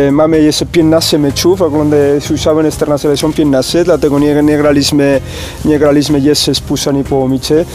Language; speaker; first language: Polish; non-native, learner; Spanish